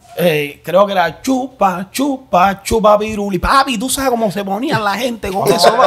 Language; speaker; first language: Spanish; native; Spanish